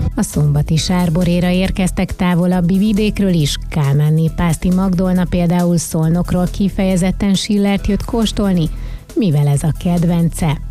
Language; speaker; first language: Hungarian; native; Hungarian